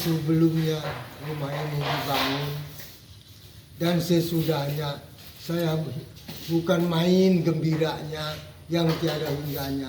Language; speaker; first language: Indonesian; non-native, local second language; Sundanese